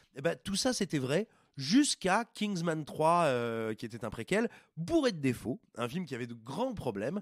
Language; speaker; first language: French; native; French